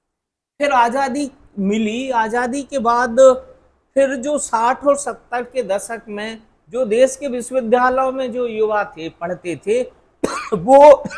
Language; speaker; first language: Hindi; native; Hindi